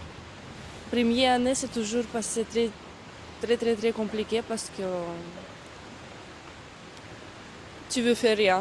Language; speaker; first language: French; non-native, fluent; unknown